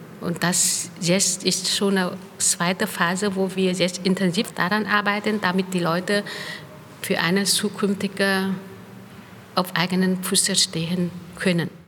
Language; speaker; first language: German; non-native, fluent; Vietnamese